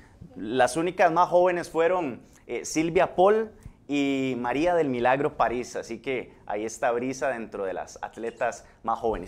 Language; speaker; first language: Spanish; native; Spanish